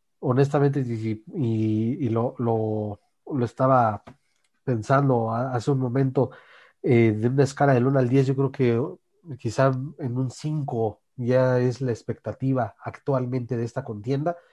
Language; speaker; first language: Spanish; native; Spanish